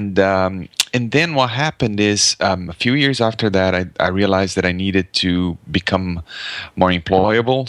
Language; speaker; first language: English; non-native, fluent; Portuguese